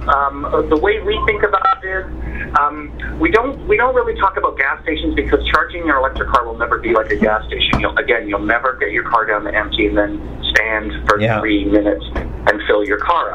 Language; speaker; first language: English; native; English